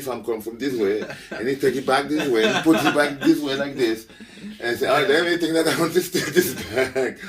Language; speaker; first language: English; non-native, local second language; French